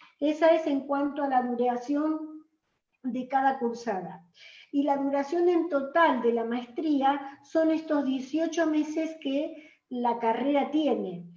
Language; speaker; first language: Spanish; native; Spanish